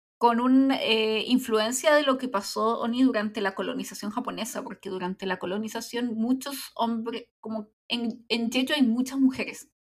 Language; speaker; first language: Spanish; native; Spanish